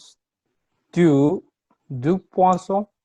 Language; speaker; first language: French; non-native, learner; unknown